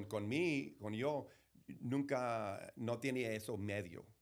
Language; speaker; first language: Spanish; early bilingual, heritage; English